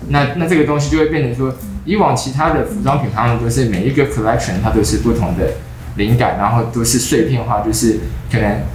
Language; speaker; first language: Chinese; native; Chinese